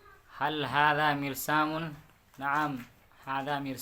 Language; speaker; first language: Arabic; non-native, learner; Urdu